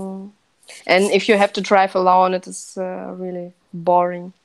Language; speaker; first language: English; non-native, fluent; Russian